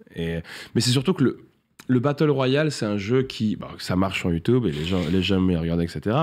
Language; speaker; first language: French; native; French